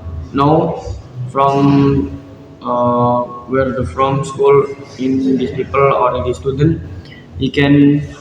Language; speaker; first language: English; non-native, learner; Indonesian